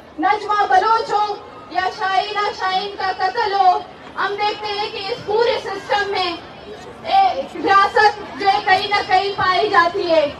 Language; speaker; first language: Urdu; non-native, local second language; Baluchi